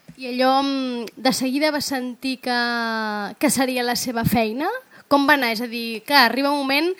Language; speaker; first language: Catalan; native; Catalan